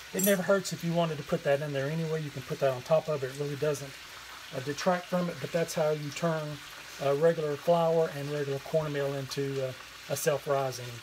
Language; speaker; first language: English; native; English